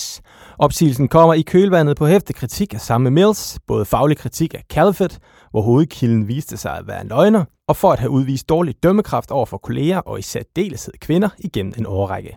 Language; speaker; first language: Danish; native; Danish